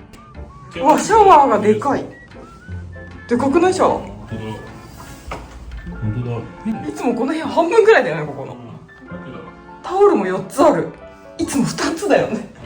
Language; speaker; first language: Japanese; native; Japanese